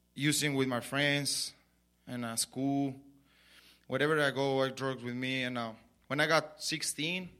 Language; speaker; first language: English; non-native, learner; Spanish